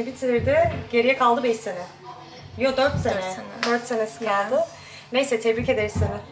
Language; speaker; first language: Turkish; native; Turkish